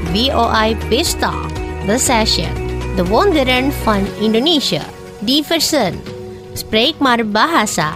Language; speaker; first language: Dutch; non-native, fluent; Indonesian